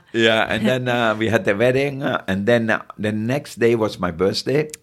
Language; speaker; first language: English; non-native, fluent; German